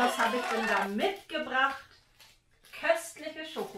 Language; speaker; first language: German; native; German